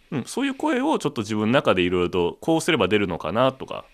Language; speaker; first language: Japanese; native; Japanese